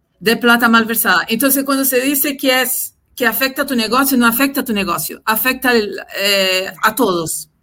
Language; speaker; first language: Spanish; non-native, fluent; Portuguese